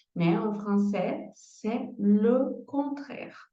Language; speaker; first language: French; non-native, fluent; Portuguese